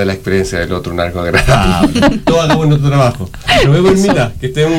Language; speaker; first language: Spanish; native; Spanish